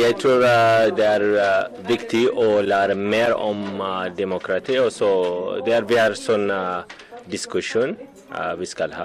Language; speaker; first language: Norwegian; non-native, learner; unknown